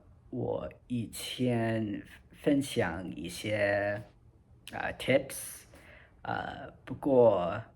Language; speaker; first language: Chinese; non-native, learner; English